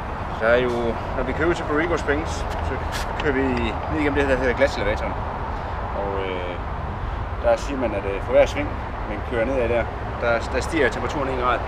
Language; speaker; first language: Danish; native; Danish